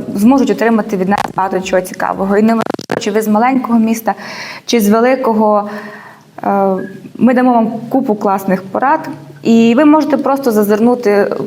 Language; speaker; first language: Ukrainian; native; Ukrainian